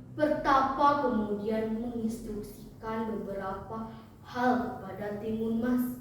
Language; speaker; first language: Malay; non-native, local second language; Balinese